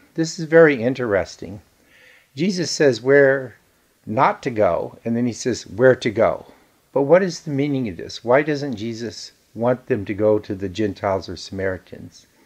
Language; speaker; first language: English; native; English